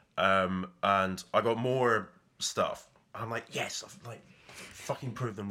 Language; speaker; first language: English; native; English